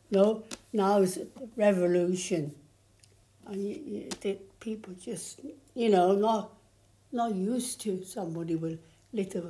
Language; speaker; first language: English; non-native, fluent; Chinese